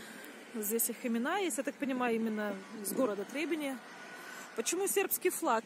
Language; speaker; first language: Russian; native; Russian